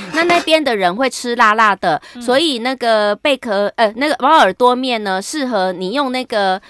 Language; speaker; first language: Chinese; native; Chinese